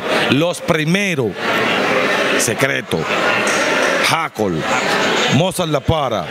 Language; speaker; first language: Spanish; native; Spanish